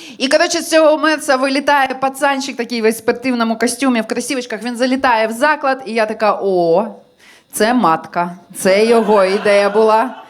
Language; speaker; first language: Ukrainian; non-native, local second language; Russian